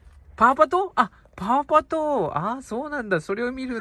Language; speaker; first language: Japanese; non-native, fluent; Urdu